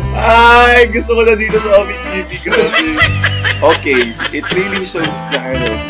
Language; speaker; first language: Filipino; native; Filipino